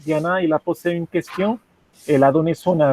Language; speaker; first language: French; non-native, fluent; Spanish